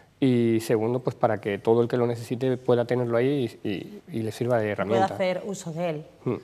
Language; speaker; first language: Spanish; native; Spanish